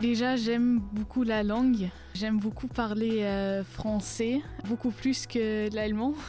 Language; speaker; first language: French; non-native, fluent; German